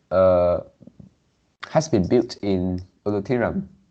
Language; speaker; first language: English; non-native, local second language; Chinese